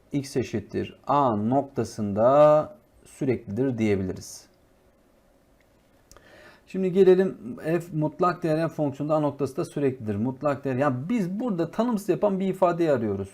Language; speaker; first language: Turkish; native; Turkish